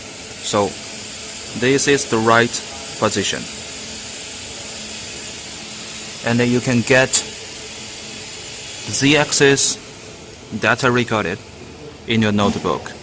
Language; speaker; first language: English; non-native, learner; Chinese